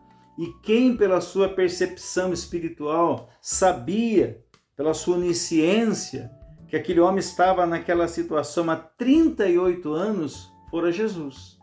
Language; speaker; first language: Portuguese; native; Portuguese